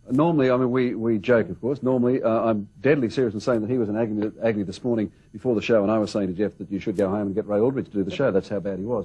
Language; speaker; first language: English; native; English